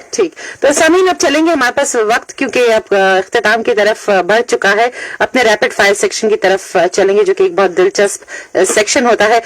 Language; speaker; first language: Urdu; native; Urdu